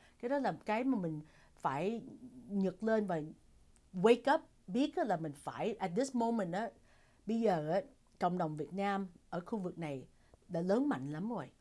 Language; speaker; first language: Vietnamese; early bilingual, heritage; Vietnamese